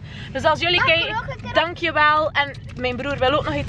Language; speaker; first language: Dutch; native; Dutch